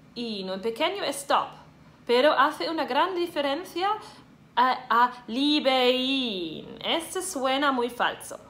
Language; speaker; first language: Spanish; non-native, fluent; German